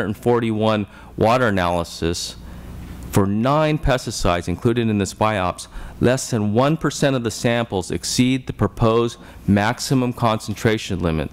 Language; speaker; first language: English; native; English